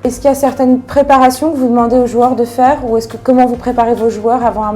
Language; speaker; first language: French; native; French